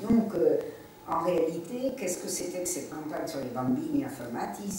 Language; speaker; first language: French; native; French